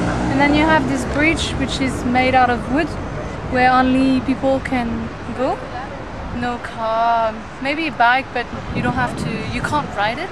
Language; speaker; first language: English; non-native, fluent; French